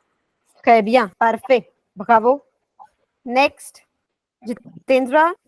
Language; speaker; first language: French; non-native, fluent; Hindi